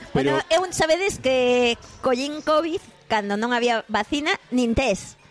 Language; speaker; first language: Galician; native; Galician